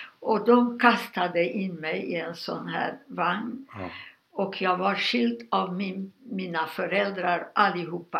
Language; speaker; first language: Swedish; non-native, fluent; Hungarian